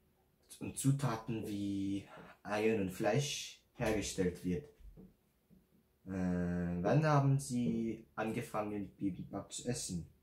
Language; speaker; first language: German; non-native, learner; Korean